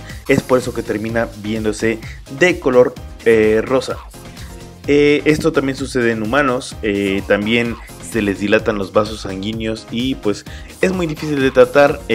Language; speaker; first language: Spanish; native; Spanish